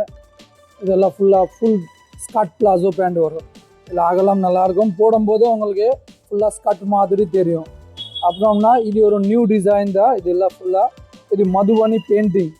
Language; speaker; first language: Tamil; non-native, fluent; Hindi